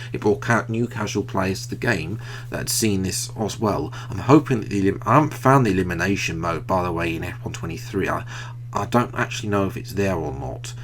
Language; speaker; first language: English; native; English